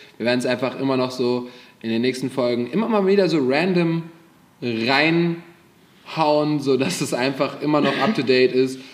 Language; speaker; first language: German; native; German